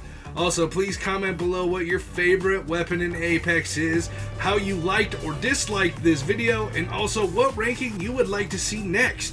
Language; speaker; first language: English; native; English